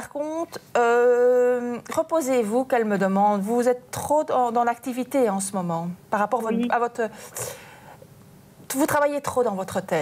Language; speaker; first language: French; native; French